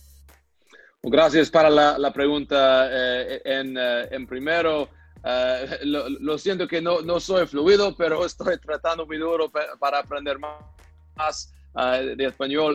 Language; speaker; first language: Spanish; non-native, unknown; English